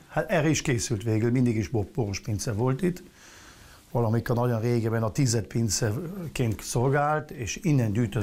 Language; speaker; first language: Hungarian; non-native, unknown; German